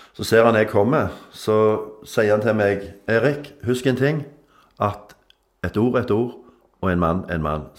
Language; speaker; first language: Norwegian; native; Norwegian